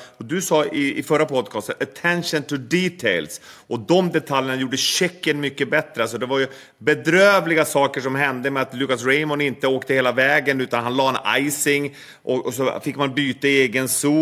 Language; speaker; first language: Swedish; native; Swedish